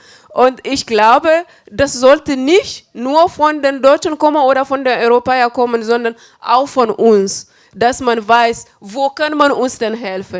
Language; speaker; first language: German; non-native, fluent; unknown